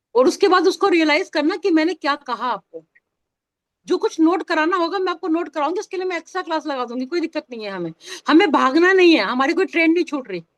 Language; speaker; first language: Hindi; native; Hindi